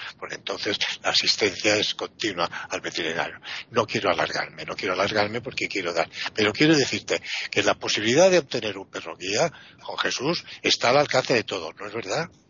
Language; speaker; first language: Spanish; non-native, fluent; Italian